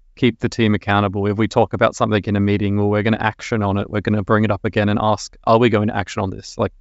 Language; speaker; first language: English; native; English